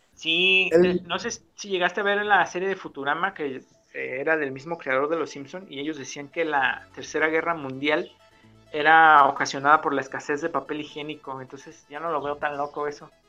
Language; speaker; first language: Spanish; native; Spanish